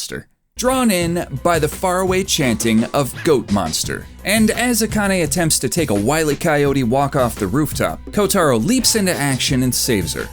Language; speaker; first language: English; native; English